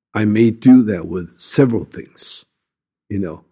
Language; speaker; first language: English; non-native, fluent; Japanese